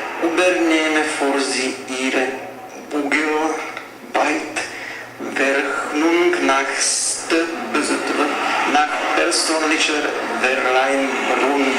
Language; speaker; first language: German; non-native, learner; Slovak